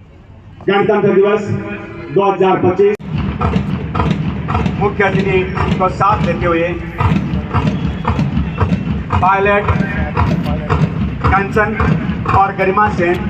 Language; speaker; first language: Hindi; native; Hindi